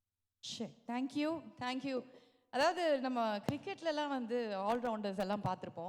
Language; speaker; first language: Tamil; native; Tamil